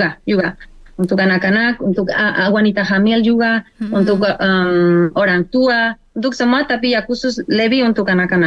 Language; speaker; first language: Indonesian; non-native, learner; Spanish